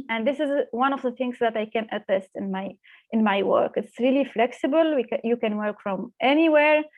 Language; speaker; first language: English; non-native, fluent; Arabic